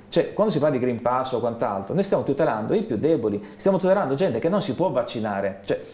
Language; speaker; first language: Italian; native; Italian